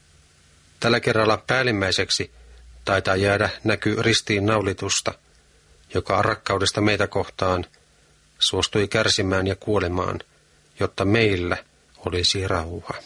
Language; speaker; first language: Finnish; native; Finnish